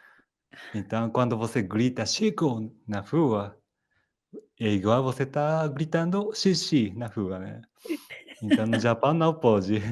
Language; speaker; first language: Portuguese; non-native, fluent; Japanese